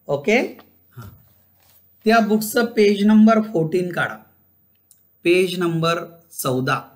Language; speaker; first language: Hindi; non-native, local second language; Marathi